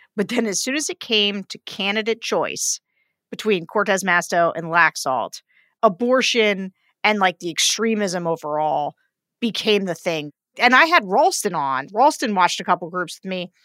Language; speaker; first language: English; native; English